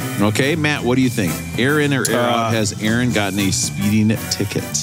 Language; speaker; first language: English; native; English